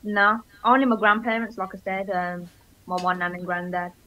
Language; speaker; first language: English; early bilingual, other home language; Greek